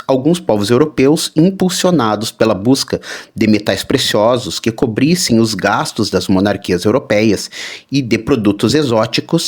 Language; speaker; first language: Portuguese; native; Portuguese